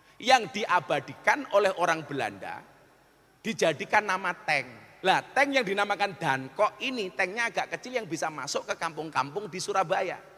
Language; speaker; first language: Indonesian; non-native, local second language; Javanese